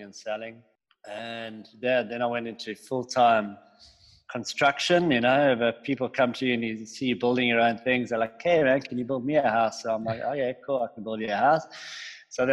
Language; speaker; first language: English; native; English